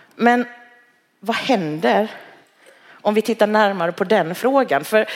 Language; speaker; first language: Swedish; early bilingual, other home language; Cantonese